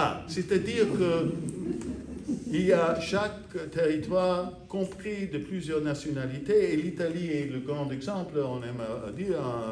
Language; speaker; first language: French; non-native, fluent; English